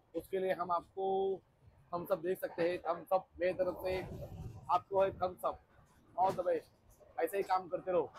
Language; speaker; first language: Hindi; non-native, local second language; Marathi